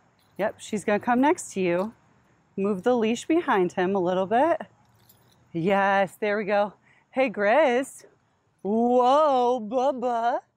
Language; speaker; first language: English; native; English